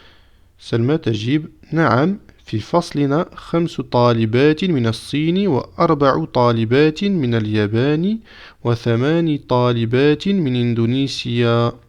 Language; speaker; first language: Arabic; non-native, fluent; French